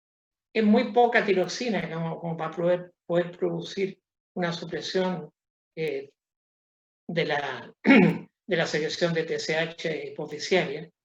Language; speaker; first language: Spanish; native; Spanish